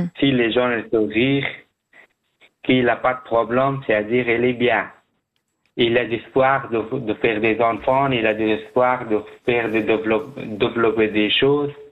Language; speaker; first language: French; non-native, learner; Persian